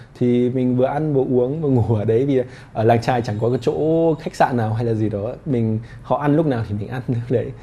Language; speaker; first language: Vietnamese; early bilingual, heritage; Vietnamese